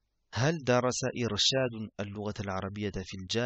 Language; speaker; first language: Arabic; non-native, fluent; French